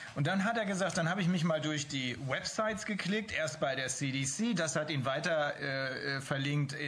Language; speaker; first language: German; native; German